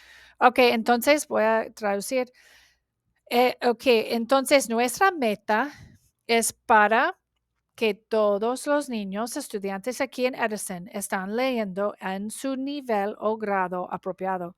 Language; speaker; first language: Spanish; non-native, learner; English